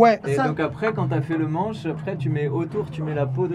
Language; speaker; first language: French; native; French